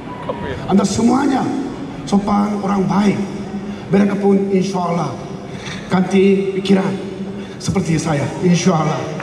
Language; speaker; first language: Indonesian; non-native, learner; Korean